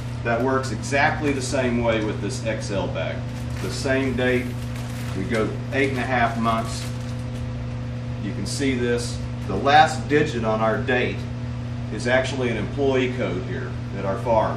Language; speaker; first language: English; native; English